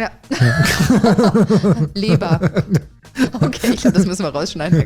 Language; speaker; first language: German; native; German